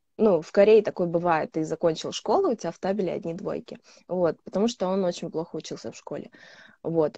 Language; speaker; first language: Russian; native; Russian